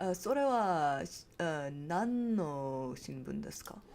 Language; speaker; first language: Japanese; non-native, learner; English